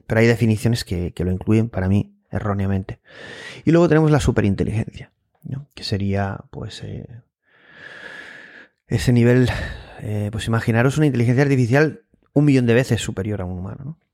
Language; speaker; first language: Spanish; native; Spanish